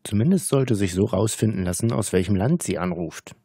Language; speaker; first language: German; native; German